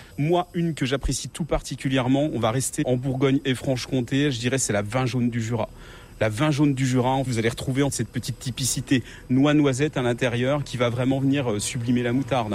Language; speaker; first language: French; native; French